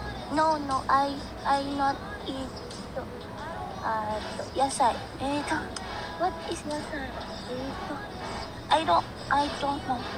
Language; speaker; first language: English; non-native, learner; Filipino